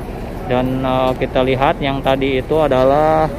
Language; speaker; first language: Indonesian; native; Indonesian